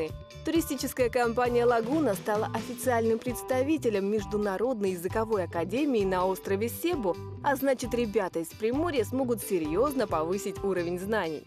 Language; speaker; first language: Russian; native; Russian